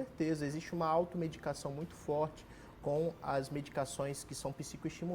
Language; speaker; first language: Portuguese; native; Portuguese